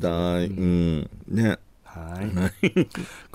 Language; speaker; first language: Japanese; native; Japanese